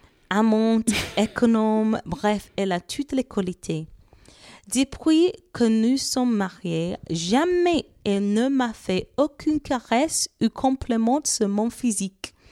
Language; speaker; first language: French; non-native, fluent; English